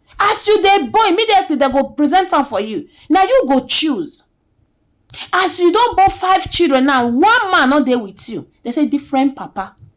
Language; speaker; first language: Nigerian Pidgin; native; Nigerian Pidgin